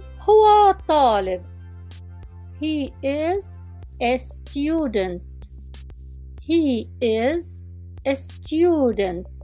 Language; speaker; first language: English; non-native, fluent; Arabic